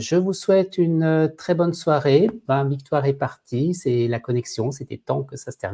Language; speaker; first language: French; native; French